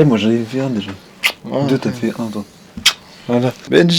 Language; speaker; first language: French; native; French